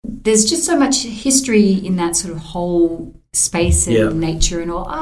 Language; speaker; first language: English; native; English